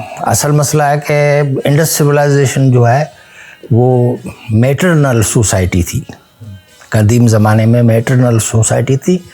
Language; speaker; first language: Urdu; non-native, local second language; Sindhi